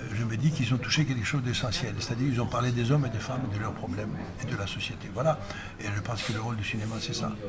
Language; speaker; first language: French; non-native, fluent; Greek